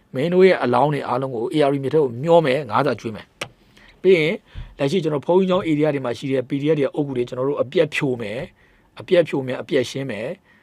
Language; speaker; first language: Burmese; native; Burmese